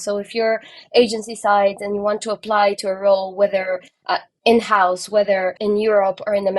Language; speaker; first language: English; non-native, fluent; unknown